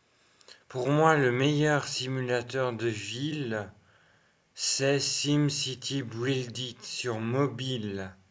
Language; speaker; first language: French; native; French